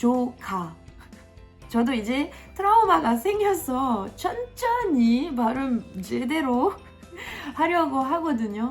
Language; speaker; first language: Korean; non-native, fluent; French